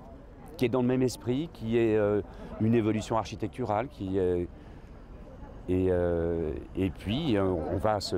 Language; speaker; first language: French; native; French